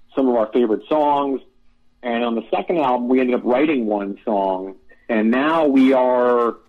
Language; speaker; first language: English; native; English